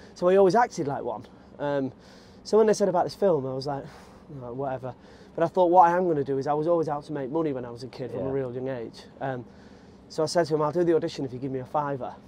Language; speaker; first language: English; native; English